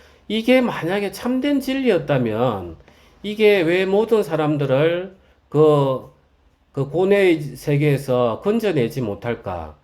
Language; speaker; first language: Korean; native; Korean